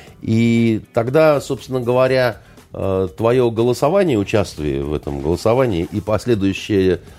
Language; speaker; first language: Russian; native; Russian